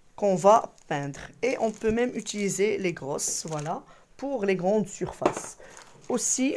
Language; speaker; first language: French; non-native, local second language; Arabic